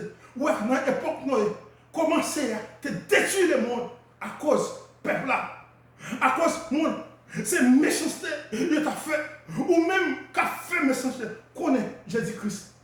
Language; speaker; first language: French; non-native, local second language; Haitian Creole